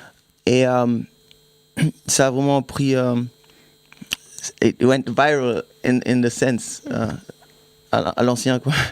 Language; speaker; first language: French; non-native, fluent; German